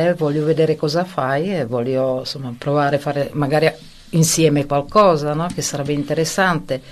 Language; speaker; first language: Italian; non-native, fluent; Czech